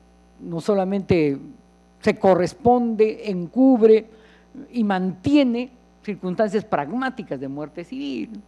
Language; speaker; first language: Spanish; native; Spanish